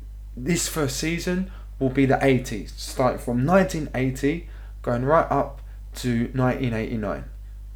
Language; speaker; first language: English; native; English